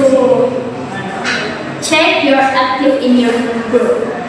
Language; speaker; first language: English; non-native, learner; Indonesian